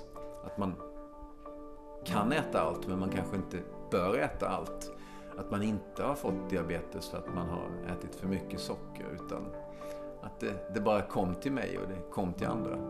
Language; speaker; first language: Swedish; native; Swedish